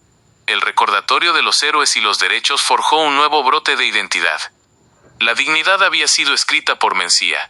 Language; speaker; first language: Spanish; native; Spanish